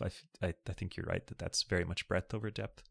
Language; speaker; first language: English; native; English